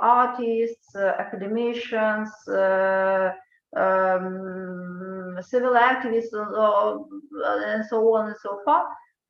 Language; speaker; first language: English; non-native, fluent; Ukrainian